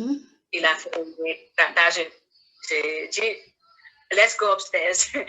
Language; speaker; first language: French; non-native, learner; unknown